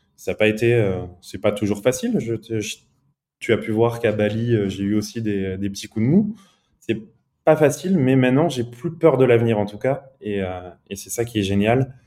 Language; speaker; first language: French; early bilingual, other home language; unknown